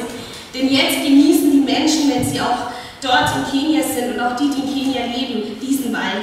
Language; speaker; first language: German; non-native, fluent; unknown